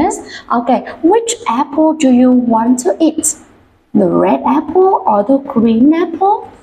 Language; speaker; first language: English; non-native, fluent; Vietnamese